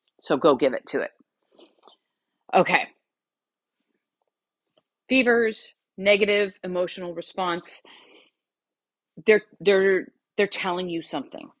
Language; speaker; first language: English; native; English